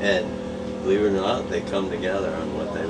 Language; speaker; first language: English; native; English